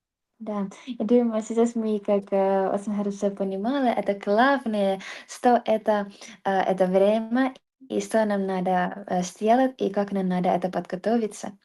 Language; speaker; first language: Russian; non-native, learner; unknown